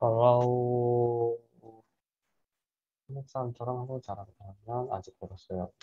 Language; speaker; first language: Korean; non-native, learner; Indonesian